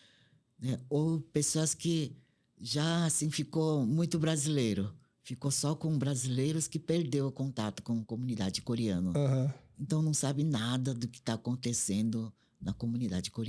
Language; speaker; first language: Portuguese; non-native, fluent; Korean